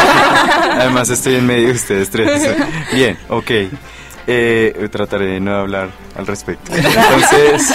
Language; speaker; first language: Spanish; native; Spanish